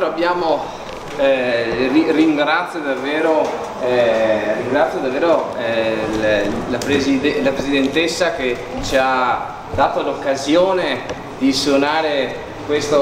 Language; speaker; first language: Italian; native; Italian